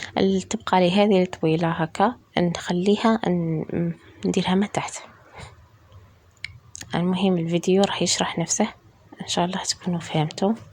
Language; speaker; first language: Arabic; native; Arabic